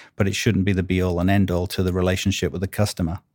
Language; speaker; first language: English; native; English